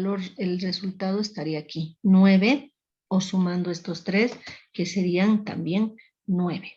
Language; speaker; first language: Spanish; native; Spanish